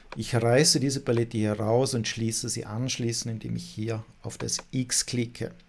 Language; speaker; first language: German; native; German